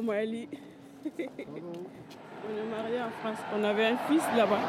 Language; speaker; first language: French; non-native, learner; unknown